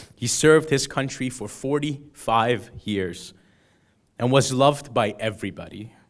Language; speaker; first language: English; early bilingual, other home language; Persian